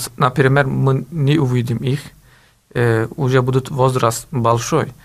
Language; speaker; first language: Russian; non-native, learner; Turkish